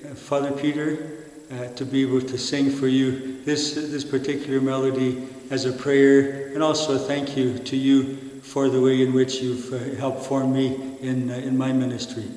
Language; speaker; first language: English; native; English